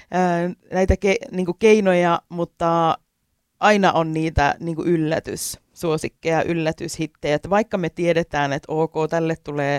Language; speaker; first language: Finnish; native; Finnish